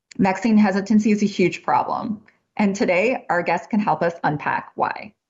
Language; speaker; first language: English; native; English